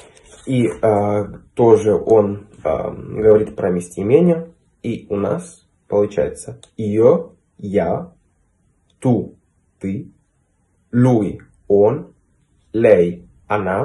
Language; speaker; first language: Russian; non-native, fluent; Italian